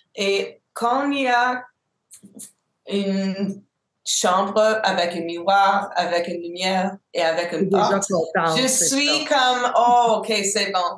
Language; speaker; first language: French; non-native, local second language; English